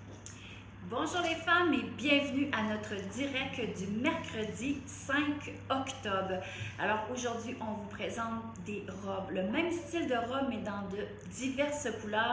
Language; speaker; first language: French; native; French